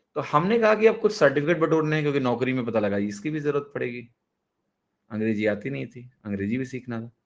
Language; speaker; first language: Hindi; native; Hindi